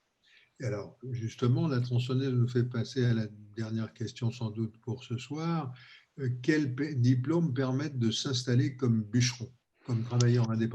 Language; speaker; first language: French; native; French